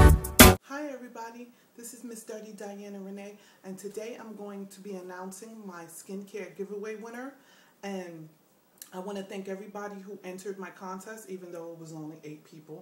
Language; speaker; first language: English; native; English